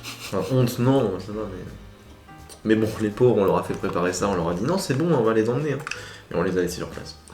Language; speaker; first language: French; native; French